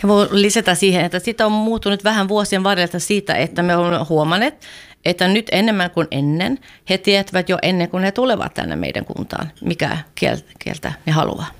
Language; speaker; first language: Finnish; non-native, local second language; Swedish